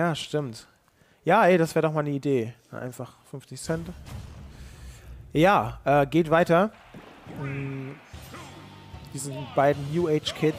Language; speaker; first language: German; native; German